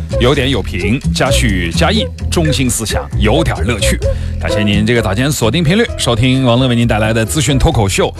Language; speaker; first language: Chinese; native; Chinese